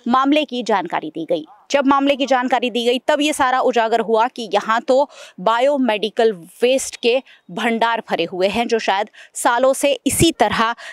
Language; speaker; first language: Hindi; non-native, local second language; Gujarati